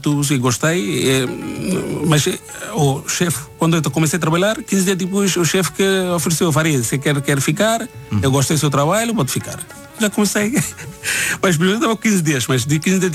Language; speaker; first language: Portuguese; non-native, learner; Bangla